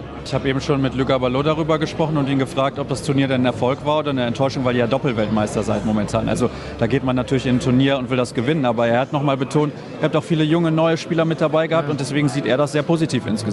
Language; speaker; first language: German; native; German